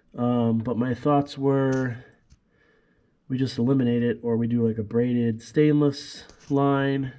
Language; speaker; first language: English; native; English